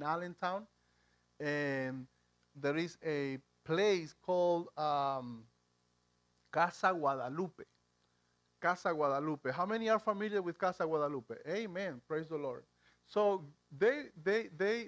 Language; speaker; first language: English; non-native, fluent; Spanish